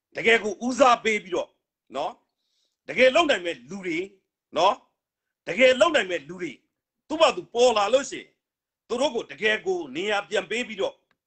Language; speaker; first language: Burmese; native; Burmese